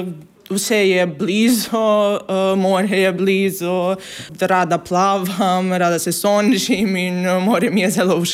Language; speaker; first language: Slovenian; non-native, learner; Serbian